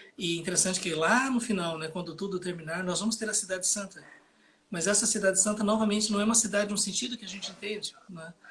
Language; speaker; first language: Portuguese; native; Portuguese